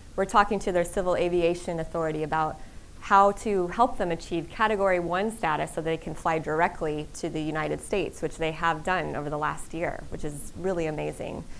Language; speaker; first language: English; native; English